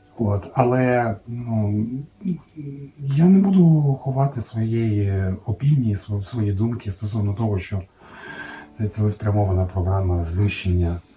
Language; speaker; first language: Ukrainian; non-native, local second language; Russian